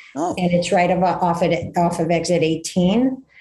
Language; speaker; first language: English; early bilingual, other home language; Greek